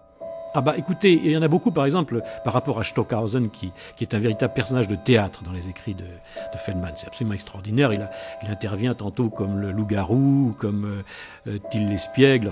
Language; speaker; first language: French; native; French